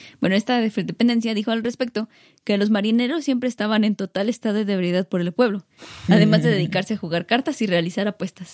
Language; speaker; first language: Spanish; native; Spanish